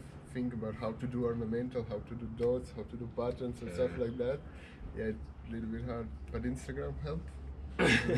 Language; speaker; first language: English; non-native, fluent; Russian